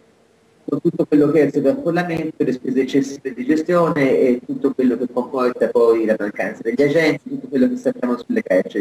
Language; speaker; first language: Italian; native; Italian